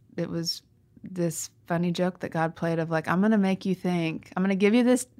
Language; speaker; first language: English; native; English